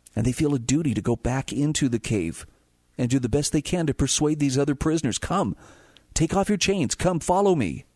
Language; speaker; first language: English; native; English